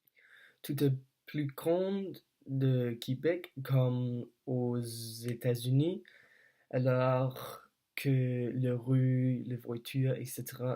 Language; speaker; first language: French; non-native, learner; Danish